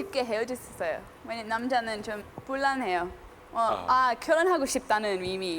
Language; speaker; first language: Korean; non-native, learner; English